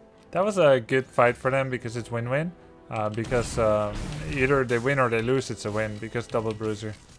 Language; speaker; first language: English; non-native, fluent; Dutch